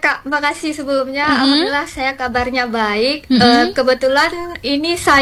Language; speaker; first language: Indonesian; native; Indonesian